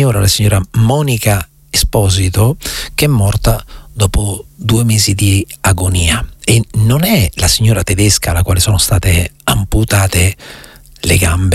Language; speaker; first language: Italian; native; Italian